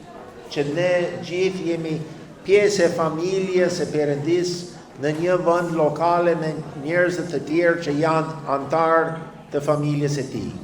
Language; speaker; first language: Albanian; non-native, fluent; English